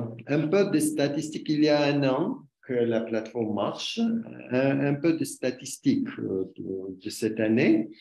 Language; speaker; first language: French; non-native, learner; Armenian